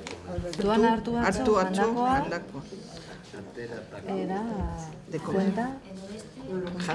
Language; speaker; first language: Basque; non-native, local second language; Spanish